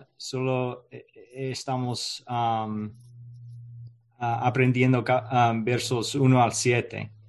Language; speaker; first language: Spanish; non-native, learner; English